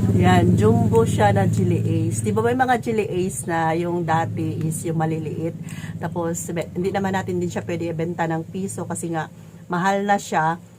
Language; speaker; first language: Filipino; native; Filipino